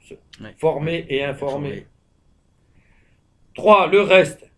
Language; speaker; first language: French; native; French